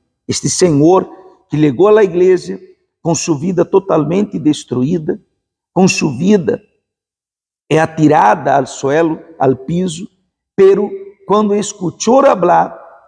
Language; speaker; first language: Spanish; non-native, fluent; Portuguese